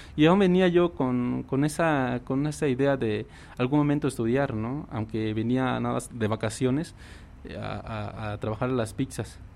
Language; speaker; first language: Spanish; non-native, local second language; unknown